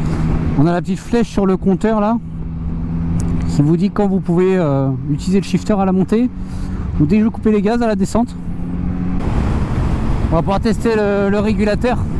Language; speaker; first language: French; native; French